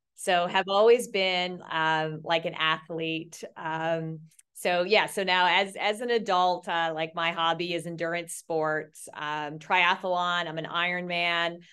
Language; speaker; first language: English; native; English